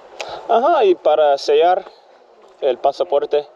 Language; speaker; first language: Spanish; non-native, fluent; English